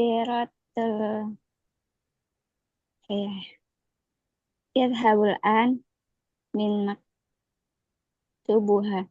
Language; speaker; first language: Arabic; non-native, learner; Indonesian